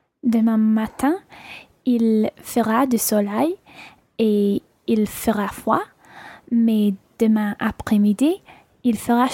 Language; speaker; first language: French; non-native, learner; English